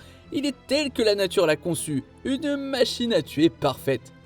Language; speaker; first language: French; native; French